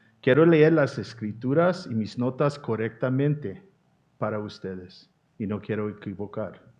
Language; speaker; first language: Spanish; non-native, fluent; English